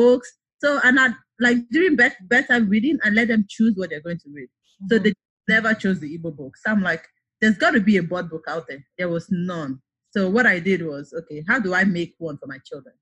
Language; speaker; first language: English; non-native, local second language; Igbo